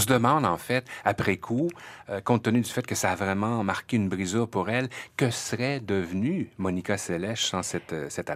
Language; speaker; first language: French; native; French